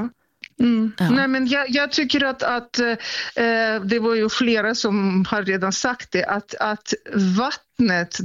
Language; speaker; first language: Swedish; non-native, fluent; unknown